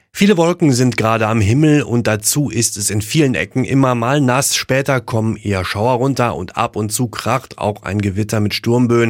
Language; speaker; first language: German; native; German